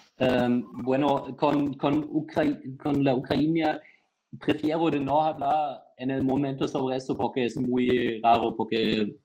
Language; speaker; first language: Spanish; non-native, fluent; German